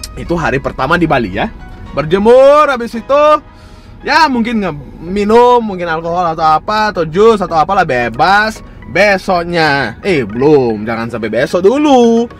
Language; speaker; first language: Indonesian; non-native, fluent; Russian